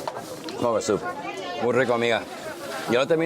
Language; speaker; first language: Spanish; early bilingual, heritage; English